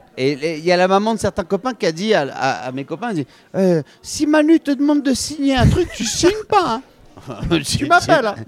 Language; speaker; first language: French; native; French